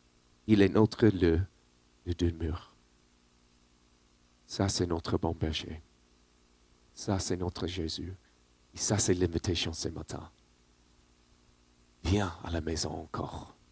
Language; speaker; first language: French; non-native, learner; English